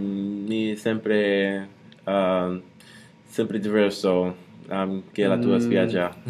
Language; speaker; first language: Italian; non-native, learner; English